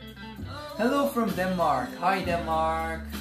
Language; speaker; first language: English; non-native, learner; Korean